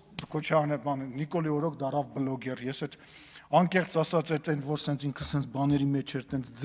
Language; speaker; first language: Armenian; native; Armenian